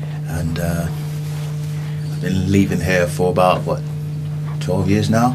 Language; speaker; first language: English; non-native, local second language; Yoruba